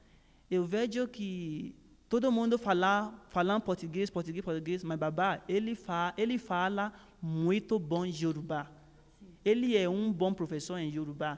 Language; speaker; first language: Portuguese; non-native, learner; Yoruba